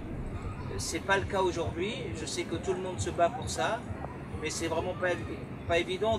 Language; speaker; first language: French; early bilingual, other home language; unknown